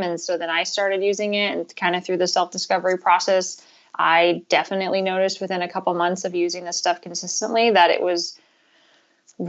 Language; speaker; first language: English; native; English